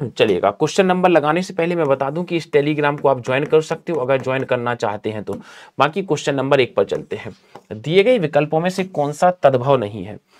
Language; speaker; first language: Hindi; native; Hindi